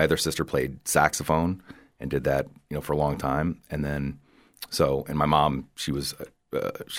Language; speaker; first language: English; native; English